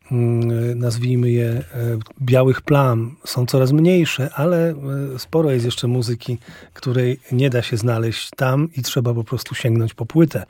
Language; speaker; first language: Polish; native; Polish